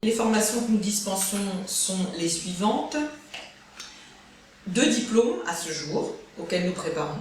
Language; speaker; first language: French; native; French